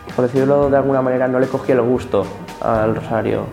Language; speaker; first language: Spanish; native; Spanish